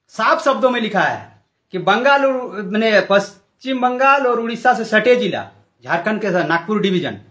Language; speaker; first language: Hindi; non-native, local second language; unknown